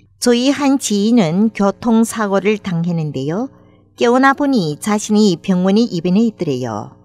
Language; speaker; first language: Korean; native; Korean